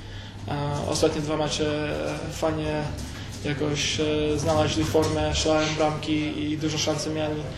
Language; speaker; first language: Polish; early bilingual, heritage; Polish